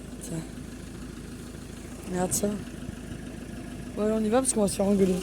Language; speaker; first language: French; native; French